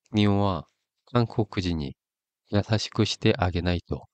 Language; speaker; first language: Japanese; non-native, fluent; Korean